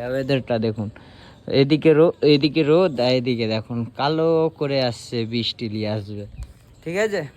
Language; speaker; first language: Bangla; non-native, learner; Hindi